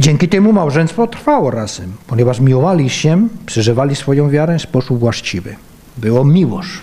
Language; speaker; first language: Polish; non-native, fluent; Spanish